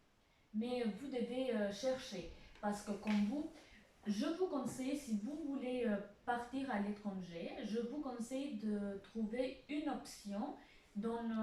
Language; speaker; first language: French; non-native, fluent; Albanian